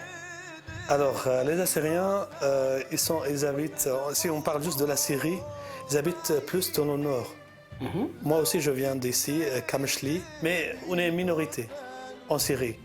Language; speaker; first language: French; non-native, fluent; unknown